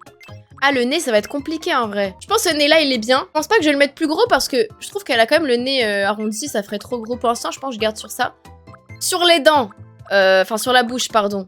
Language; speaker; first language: French; native; French